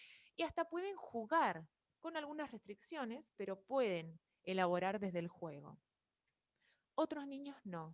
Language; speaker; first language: Spanish; native; Spanish